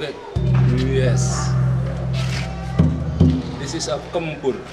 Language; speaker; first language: English; non-native, learner; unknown